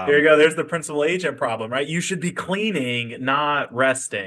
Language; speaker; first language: English; native; English